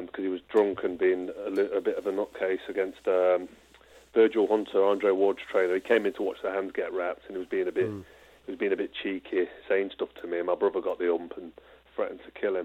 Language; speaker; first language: English; native; English